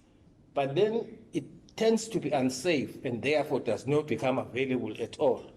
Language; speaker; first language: English; non-native, local second language; Swati